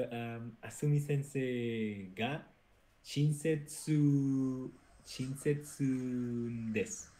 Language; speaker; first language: Japanese; non-native, learner; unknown